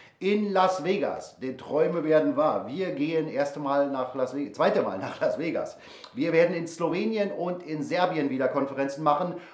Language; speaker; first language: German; native; German